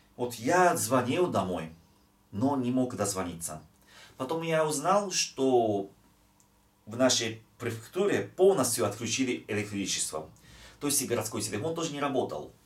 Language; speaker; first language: Russian; non-native, fluent; Japanese